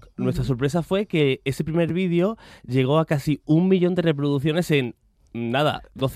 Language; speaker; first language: Spanish; native; Spanish